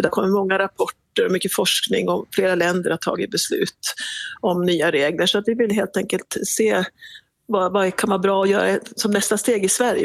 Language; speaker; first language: Swedish; native; Swedish